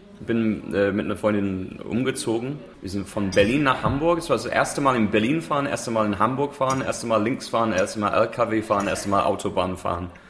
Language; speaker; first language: German; non-native, fluent; English